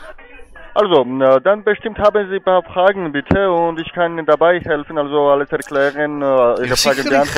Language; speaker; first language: German; non-native, fluent; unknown